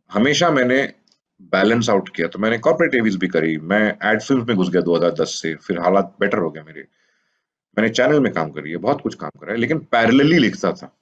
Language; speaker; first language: Hindi; native; Hindi